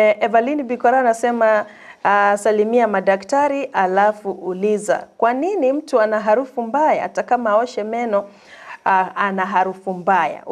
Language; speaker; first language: Swahili; non-native, local second language; Gusii